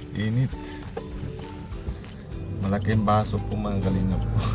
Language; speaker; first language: Filipino; non-native, local second language; Bikol